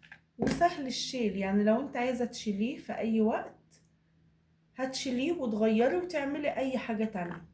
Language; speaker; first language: Arabic; native; Arabic